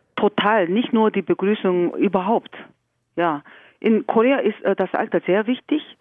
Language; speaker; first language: German; non-native, fluent; Korean